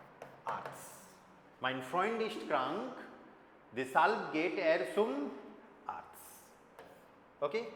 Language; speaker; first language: German; non-native, fluent; Hindi